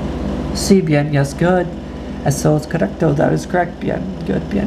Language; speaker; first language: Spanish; non-native, learner; English